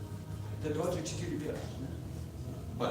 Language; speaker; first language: Russian; non-native, learner; English